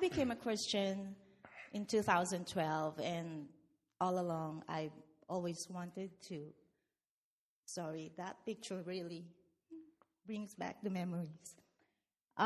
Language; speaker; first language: English; non-native, local second language; Filipino